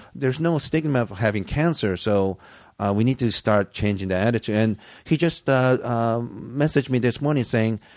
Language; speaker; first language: English; early bilingual, other home language; Japanese